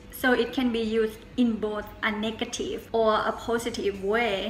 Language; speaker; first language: English; non-native, fluent; Thai